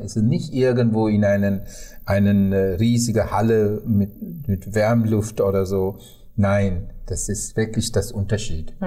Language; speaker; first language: German; non-native, fluent; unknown